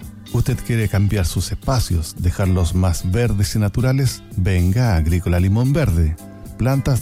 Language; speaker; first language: Spanish; native; Spanish